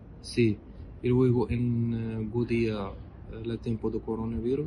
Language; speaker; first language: Spanish; non-native, learner; Arabic